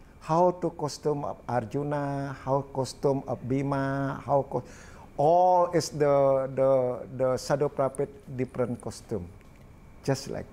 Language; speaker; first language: English; non-native, learner; Balinese